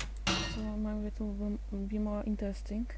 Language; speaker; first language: English; non-native, fluent; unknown